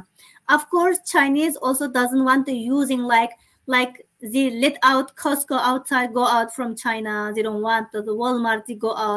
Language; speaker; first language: English; non-native, learner; Chinese